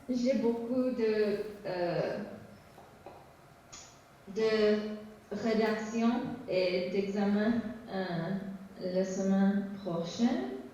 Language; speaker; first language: French; non-native, learner; English